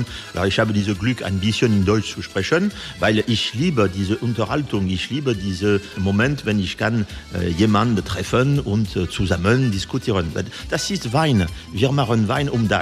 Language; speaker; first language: German; non-native, fluent; French